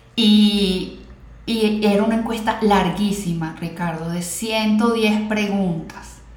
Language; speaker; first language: Spanish; native; Spanish